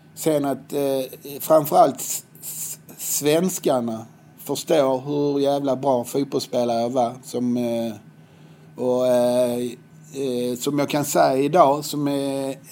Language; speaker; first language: Swedish; native; Swedish